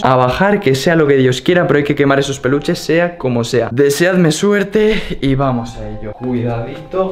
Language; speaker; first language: Spanish; native; Spanish